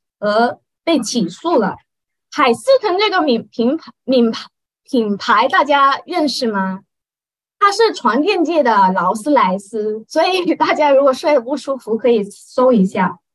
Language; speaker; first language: Chinese; non-native, local second language; Cantonese